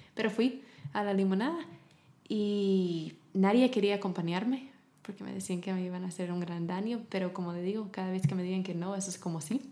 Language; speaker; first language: Spanish; non-native, fluent; English